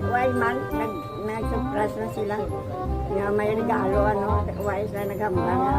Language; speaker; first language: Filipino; non-native, local second language; Hiligaynon